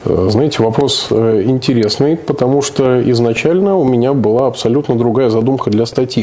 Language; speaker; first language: Russian; native; Russian